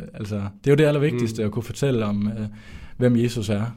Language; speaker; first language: Danish; native; Danish